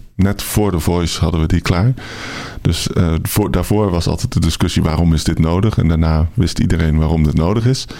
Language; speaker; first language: Dutch; native; Dutch